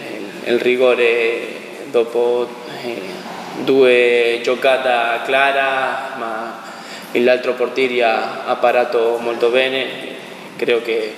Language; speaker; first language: Italian; non-native, learner; Spanish